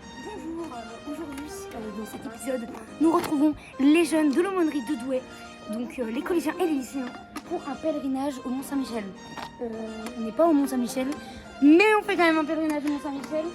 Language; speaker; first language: French; native; French